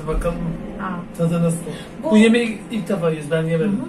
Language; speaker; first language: Turkish; native; Turkish